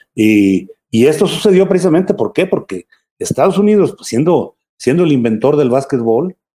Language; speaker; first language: Spanish; native; Spanish